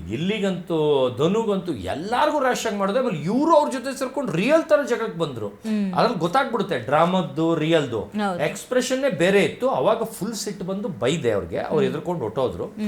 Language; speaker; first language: Kannada; native; Kannada